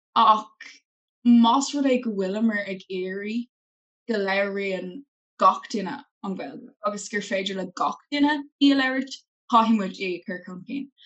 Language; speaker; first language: Irish; non-native, local second language; English